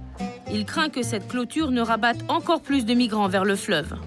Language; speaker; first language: French; native; French